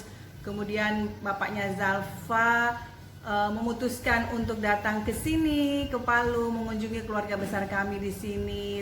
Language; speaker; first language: Indonesian; native; Indonesian